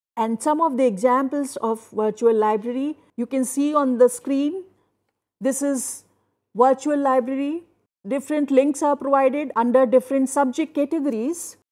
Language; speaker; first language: English; non-native, local second language; Hindi